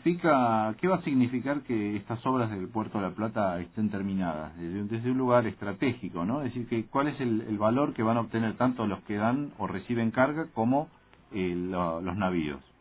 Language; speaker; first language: Spanish; native; Spanish